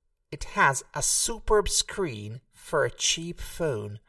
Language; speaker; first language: English; non-native, fluent; Hungarian